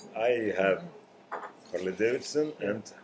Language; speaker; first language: English; non-native, learner; Russian